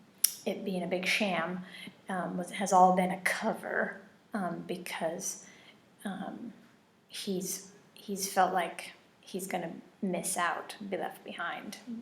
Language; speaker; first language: English; native; English